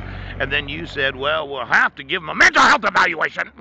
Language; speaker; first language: English; native; English